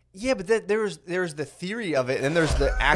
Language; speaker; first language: English; native; English